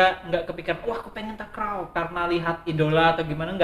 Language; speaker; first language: Indonesian; native; Indonesian